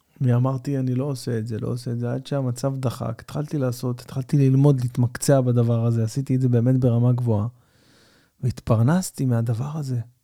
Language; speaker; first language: Hebrew; native; Hebrew